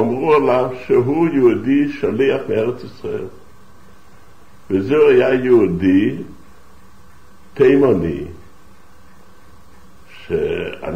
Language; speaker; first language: Hebrew; non-native, fluent; Yiddish